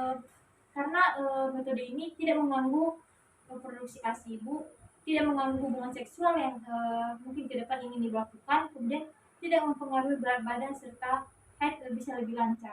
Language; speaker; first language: Indonesian; native; Indonesian